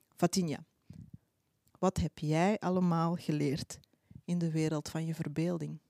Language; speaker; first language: Dutch; early bilingual, other home language; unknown